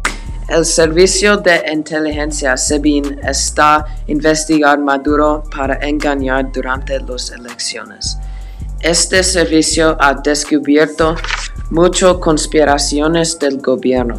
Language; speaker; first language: Spanish; non-native, learner; English